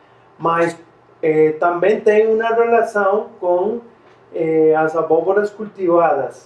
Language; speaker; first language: Spanish; non-native, fluent; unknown